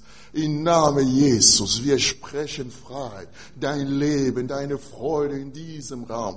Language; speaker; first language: German; non-native, fluent; French